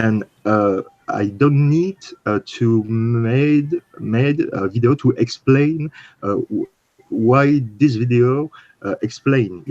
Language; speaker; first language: English; non-native, learner; French